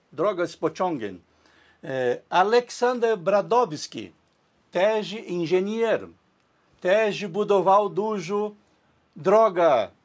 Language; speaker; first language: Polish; non-native, learner; Portuguese